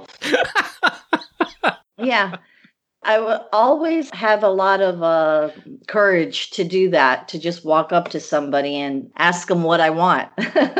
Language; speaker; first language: English; early bilingual, other home language; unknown